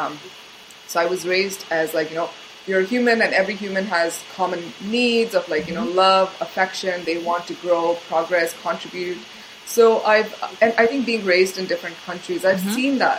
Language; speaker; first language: English; non-native, local second language; Hindi